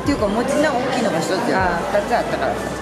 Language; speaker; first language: Japanese; native; Japanese